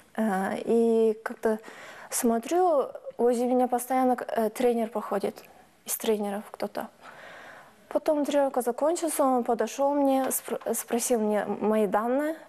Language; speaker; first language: Russian; non-native, local second language; Turkish